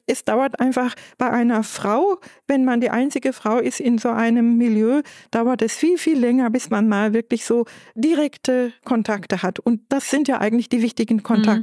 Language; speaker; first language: German; non-native, fluent; Turkish